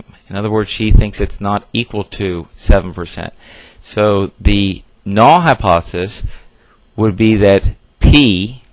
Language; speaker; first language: English; native; English